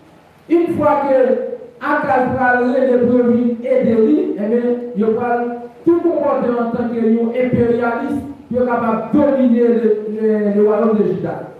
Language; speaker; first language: French; non-native, local second language; Haitian Creole